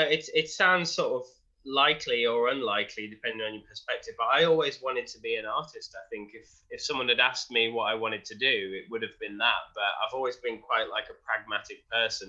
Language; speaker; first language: English; native; English